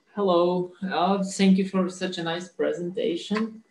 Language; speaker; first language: English; non-native, fluent; Somali